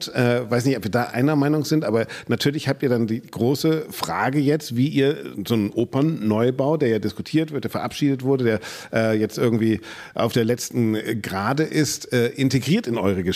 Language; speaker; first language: German; native; German